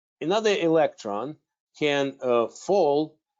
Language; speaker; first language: English; non-native, fluent; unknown